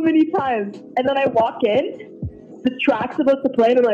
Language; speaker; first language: English; native; English